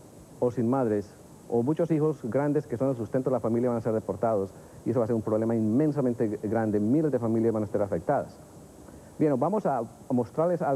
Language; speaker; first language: Spanish; native; Spanish